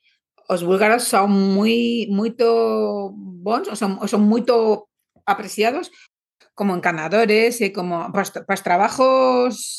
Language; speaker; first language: Portuguese; non-native, fluent; Spanish